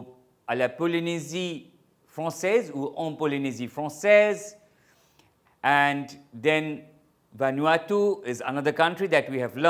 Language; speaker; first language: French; non-native, fluent; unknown